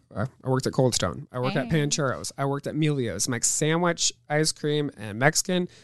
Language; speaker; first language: English; native; English